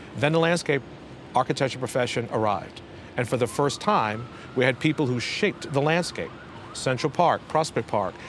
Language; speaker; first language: English; native; English